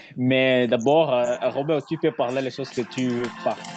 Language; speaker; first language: French; non-native, learner; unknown